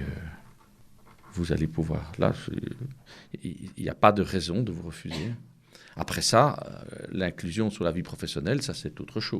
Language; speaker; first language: French; native; French